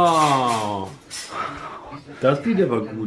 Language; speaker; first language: German; native; German